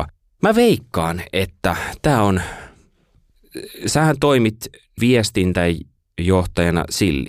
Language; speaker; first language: Finnish; native; Finnish